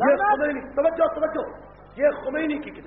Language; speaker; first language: Urdu; native; Urdu